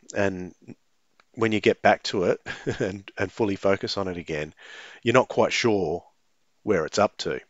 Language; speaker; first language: English; native; English